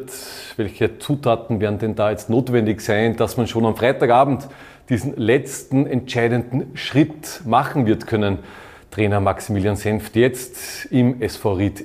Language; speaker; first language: German; native; German